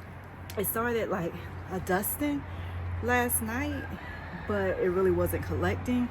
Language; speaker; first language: English; native; English